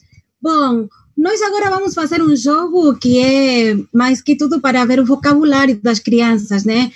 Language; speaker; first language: Portuguese; non-native, fluent; Spanish